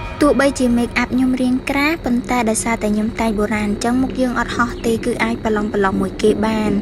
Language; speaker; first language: Thai; native; Thai